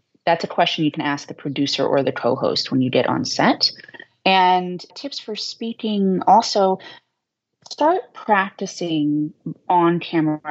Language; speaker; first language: English; native; English